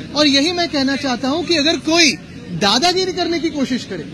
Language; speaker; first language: Hindi; non-native, local second language; Marathi